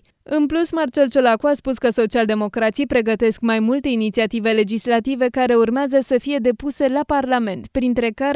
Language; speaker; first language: Romanian; native; Romanian